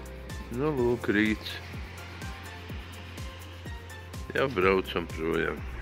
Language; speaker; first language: Latvian; native; Latvian